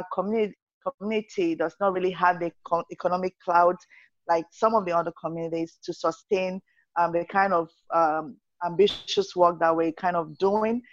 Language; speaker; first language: English; non-native, local second language; Yoruba